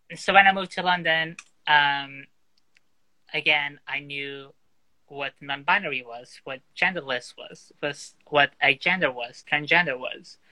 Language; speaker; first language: English; non-native, fluent; Portuguese